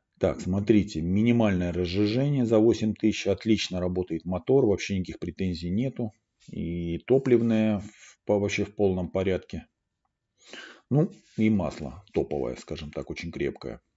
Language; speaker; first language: Russian; native; Russian